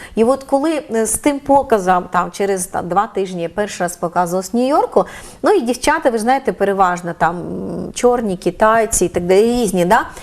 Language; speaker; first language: Ukrainian; native; Ukrainian